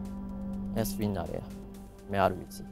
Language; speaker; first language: Georgian; non-native, fluent; Japanese